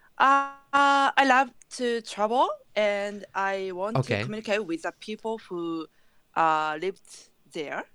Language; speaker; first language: English; non-native, learner; Japanese